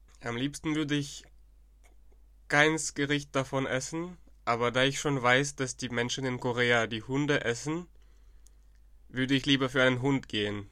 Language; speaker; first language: German; non-native, fluent; Ukrainian